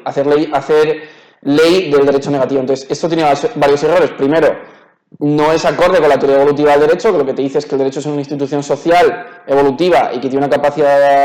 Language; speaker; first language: Spanish; native; Spanish